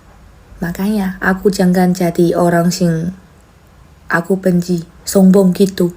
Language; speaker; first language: Indonesian; non-native, fluent; Chinese